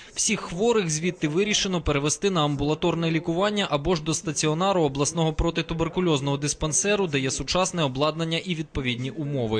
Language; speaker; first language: Ukrainian; native; Ukrainian